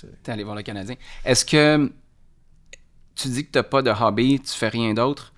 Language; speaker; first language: French; native; French